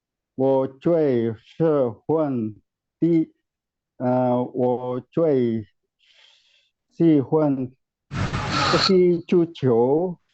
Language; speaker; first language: Chinese; non-native, learner; Indonesian